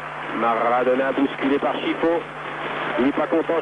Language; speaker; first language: French; native; French